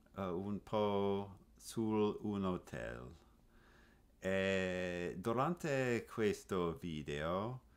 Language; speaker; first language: Italian; non-native, learner; English